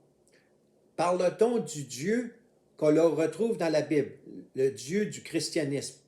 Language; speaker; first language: French; native; French